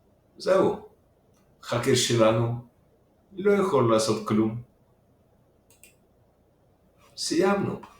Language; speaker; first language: Hebrew; non-native, fluent; Russian